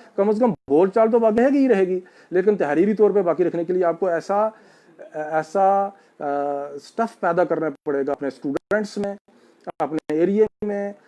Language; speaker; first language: Urdu; non-native, local second language; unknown